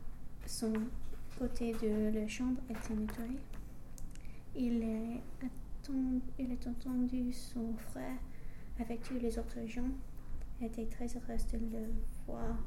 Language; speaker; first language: French; non-native, learner; English